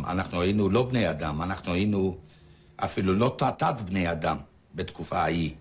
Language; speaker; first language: Hebrew; non-native, fluent; Polish